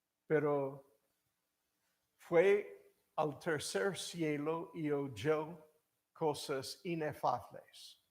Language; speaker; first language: Spanish; non-native, fluent; English